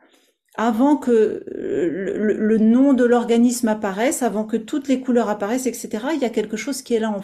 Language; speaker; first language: French; native; French